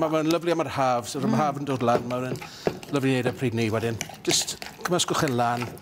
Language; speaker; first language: Welsh; native; Welsh